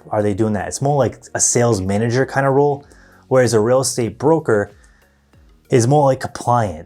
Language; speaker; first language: English; native; English